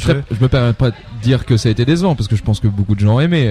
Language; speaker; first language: French; native; French